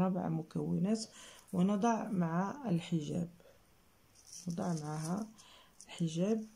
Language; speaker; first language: Arabic; native; Arabic